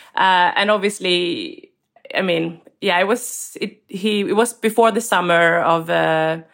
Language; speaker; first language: English; non-native, fluent; Swedish